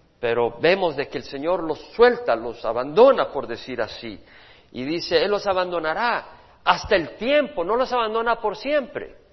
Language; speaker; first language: Spanish; native; Spanish